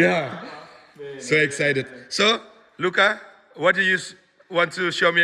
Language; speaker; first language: English; non-native, learner; Indonesian